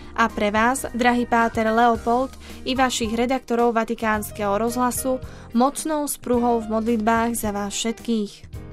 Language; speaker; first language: Slovak; native; Slovak